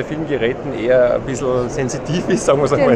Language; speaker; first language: German; native; German